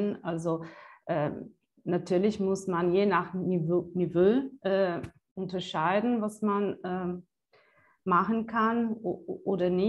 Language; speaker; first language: German; non-native, fluent; Italian